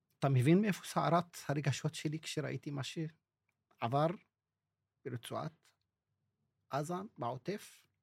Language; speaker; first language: Hebrew; non-native, local second language; Arabic